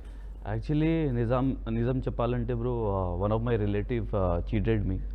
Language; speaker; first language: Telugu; non-native, local second language; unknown